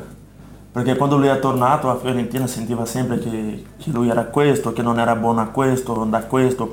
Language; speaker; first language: Italian; non-native, fluent; Portuguese